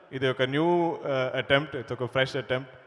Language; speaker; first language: Telugu; non-native, learner; Malayalam